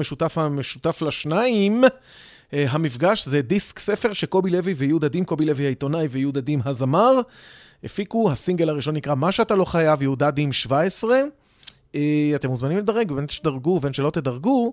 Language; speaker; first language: Hebrew; native; Hebrew